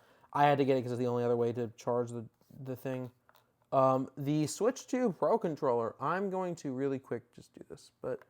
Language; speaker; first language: English; native; English